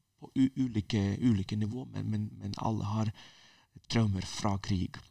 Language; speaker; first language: Norwegian; non-native, fluent; Ukrainian